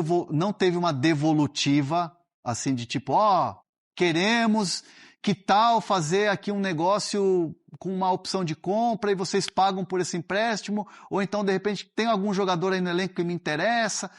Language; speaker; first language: Portuguese; native; Portuguese